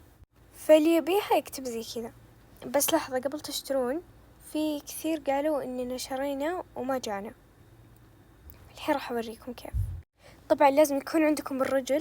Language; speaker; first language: Arabic; native; Arabic